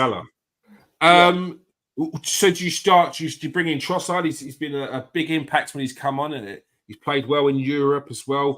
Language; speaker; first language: English; native; English